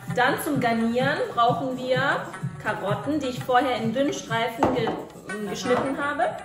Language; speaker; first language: German; early bilingual, other home language; Persian